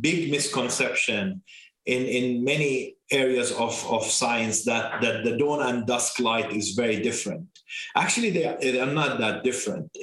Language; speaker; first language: English; non-native, fluent; Arabic